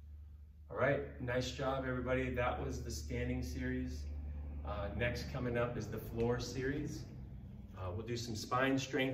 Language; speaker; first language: English; native; English